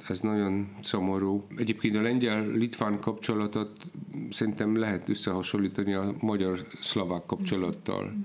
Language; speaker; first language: Hungarian; non-native, fluent; Polish